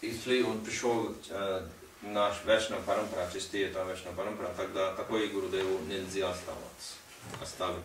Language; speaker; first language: Russian; non-native, learner; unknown